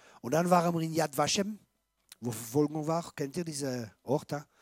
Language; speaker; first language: German; non-native, fluent; French